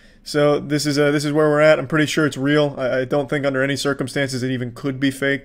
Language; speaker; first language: English; native; English